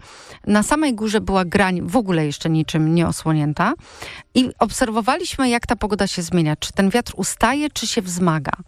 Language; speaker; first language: Polish; native; Polish